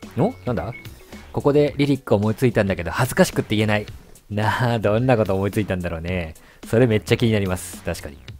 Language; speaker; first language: Japanese; native; Japanese